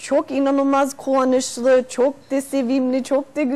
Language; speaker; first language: Turkish; non-native, fluent; Spanish